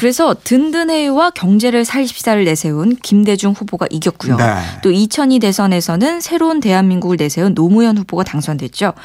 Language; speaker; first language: Korean; native; Korean